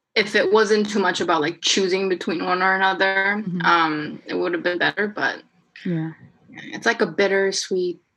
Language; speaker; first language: English; non-native, fluent; Korean